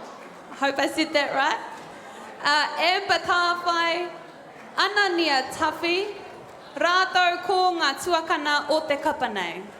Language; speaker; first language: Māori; non-native, local second language; English